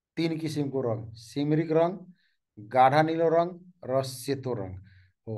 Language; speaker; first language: Nepali; non-native, local second language; Maithili